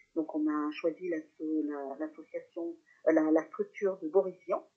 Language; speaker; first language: French; native; French